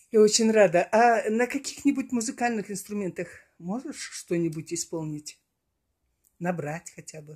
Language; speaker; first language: Russian; non-native, local second language; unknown